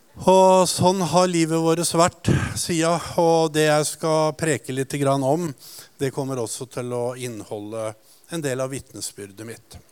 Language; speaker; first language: Norwegian; native; Norwegian